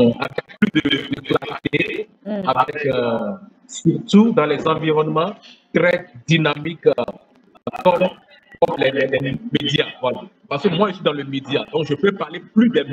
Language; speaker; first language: French; non-native, fluent; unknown